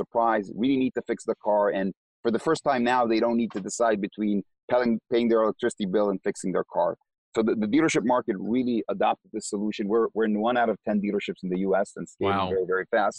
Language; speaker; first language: English; non-native, fluent; Hebrew